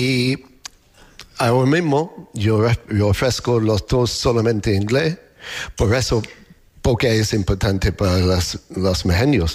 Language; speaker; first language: Spanish; non-native, learner; English